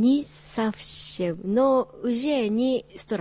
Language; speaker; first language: Russian; non-native, learner; Japanese